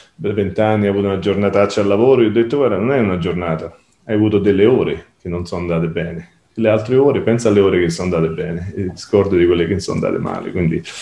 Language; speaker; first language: Italian; native; Italian